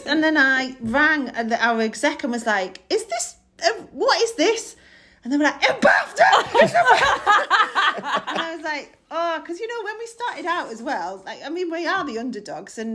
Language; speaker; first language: English; native; English